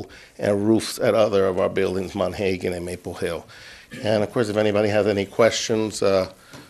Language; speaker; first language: English; native; English